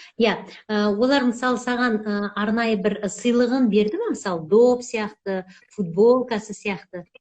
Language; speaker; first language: Kazakh; native; Kazakh